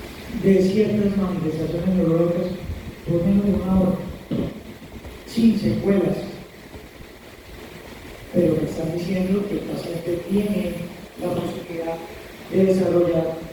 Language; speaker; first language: Spanish; native; Spanish